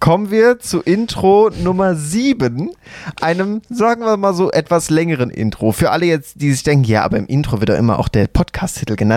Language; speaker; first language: German; native; German